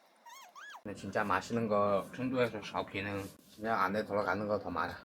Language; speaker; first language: Korean; non-native, fluent; Chinese